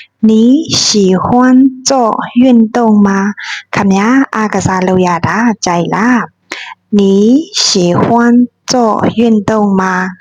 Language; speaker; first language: Chinese; non-native, fluent; Burmese